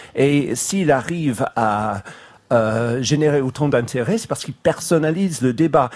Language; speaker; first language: French; non-native, fluent; English